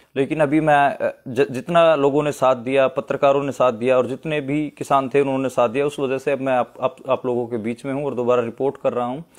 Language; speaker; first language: Hindi; native; Hindi